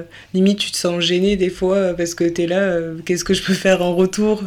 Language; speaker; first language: French; native; French